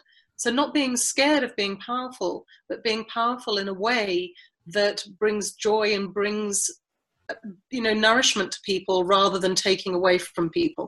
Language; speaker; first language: English; native; English